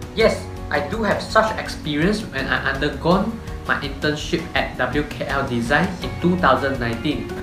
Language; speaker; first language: English; non-native, local second language; Chinese